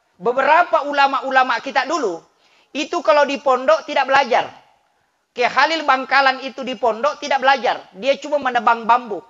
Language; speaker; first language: Indonesian; non-native, local second language; Buginese